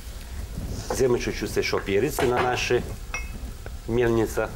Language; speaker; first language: Russian; non-native, learner; Italian